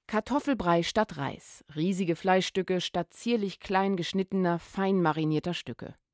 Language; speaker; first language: German; native; German